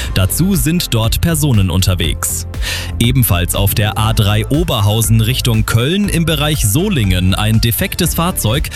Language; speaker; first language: German; native; German